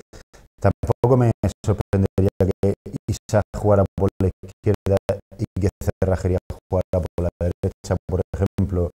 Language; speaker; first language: Spanish; native; Spanish